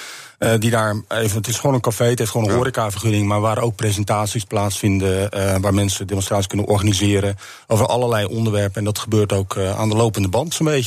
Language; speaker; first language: Dutch; native; Dutch